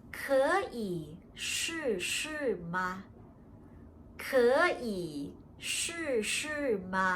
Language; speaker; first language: Chinese; non-native, fluent; Thai